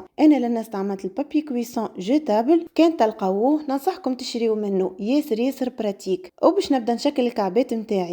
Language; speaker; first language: Arabic; native; Arabic